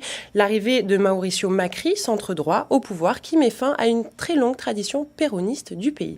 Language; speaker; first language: French; native; French